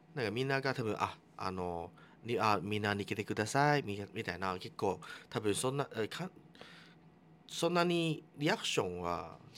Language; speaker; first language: Japanese; non-native, fluent; Chinese